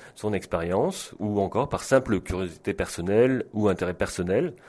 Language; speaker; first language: French; native; French